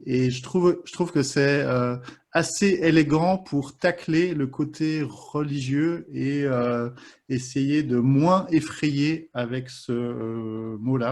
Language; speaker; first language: French; native; French